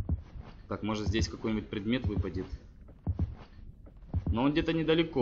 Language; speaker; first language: Russian; native; Russian